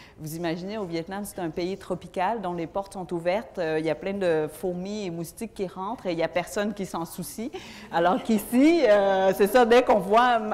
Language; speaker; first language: French; early bilingual, other home language; Vietnamese